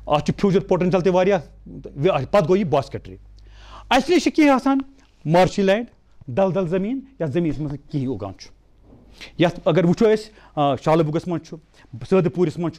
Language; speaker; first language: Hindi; non-native, local second language; Kashmiri